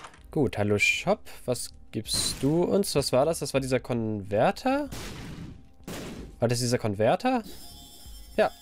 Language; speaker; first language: German; native; German